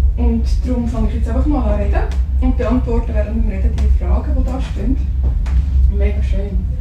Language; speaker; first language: German; native; German